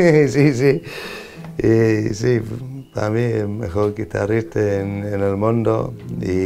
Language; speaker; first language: Spanish; non-native, learner; English